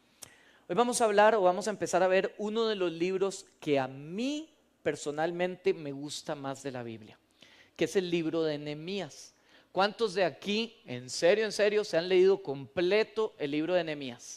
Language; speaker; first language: Spanish; native; Spanish